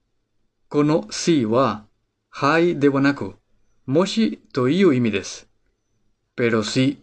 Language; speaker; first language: Japanese; non-native, fluent; Spanish